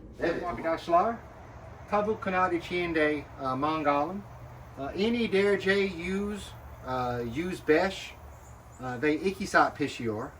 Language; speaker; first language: Turkish; non-native, learner; English